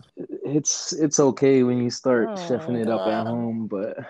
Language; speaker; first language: English; native; English